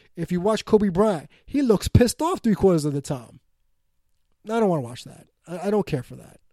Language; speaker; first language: English; native; English